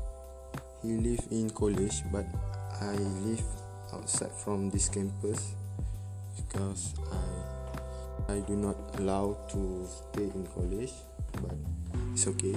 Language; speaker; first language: English; non-native, learner; Malay